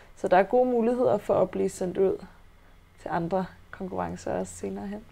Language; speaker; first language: Danish; native; Danish